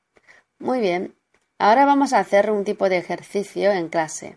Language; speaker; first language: Spanish; non-native, fluent; Chinese